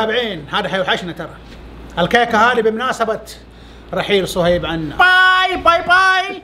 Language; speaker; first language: Arabic; native; Arabic